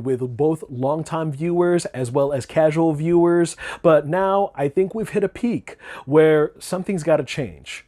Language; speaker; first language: English; native; English